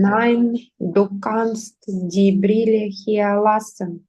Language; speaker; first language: German; non-native, learner; Ukrainian